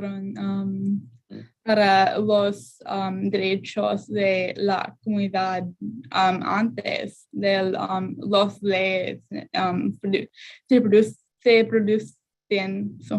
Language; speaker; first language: Spanish; non-native, learner; English